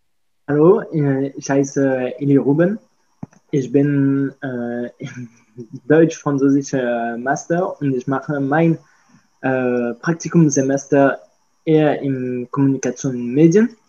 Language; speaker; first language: German; non-native, learner; French